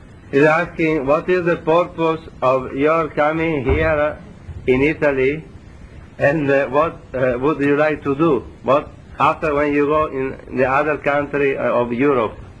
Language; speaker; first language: English; non-native, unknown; Italian